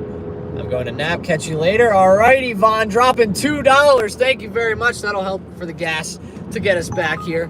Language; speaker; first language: English; native; English